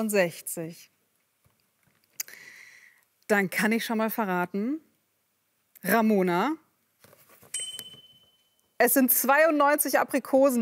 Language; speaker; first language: German; native; German